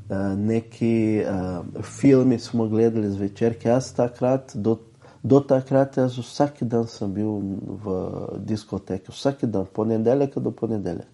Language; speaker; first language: Slovenian; non-native, fluent; Portuguese